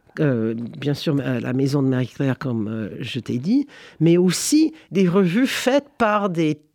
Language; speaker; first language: French; non-native, fluent; English